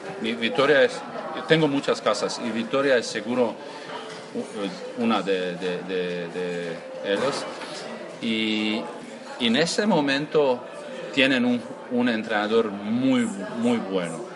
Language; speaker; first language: Spanish; non-native, learner; Croatian